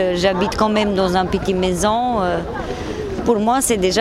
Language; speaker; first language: French; non-native, learner; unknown